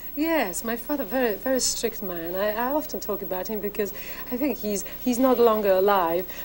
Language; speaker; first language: English; non-native, fluent; Polish